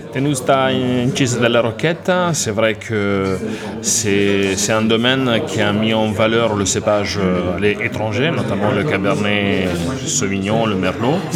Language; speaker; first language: French; non-native, fluent; Italian